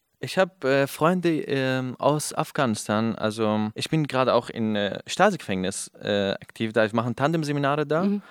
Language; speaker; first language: German; non-native, fluent; Kurdish